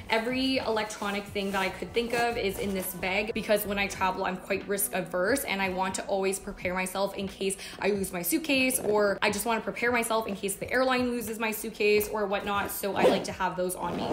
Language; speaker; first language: English; native; English